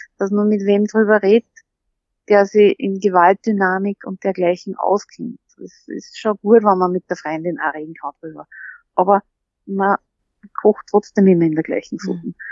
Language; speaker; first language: German; native; German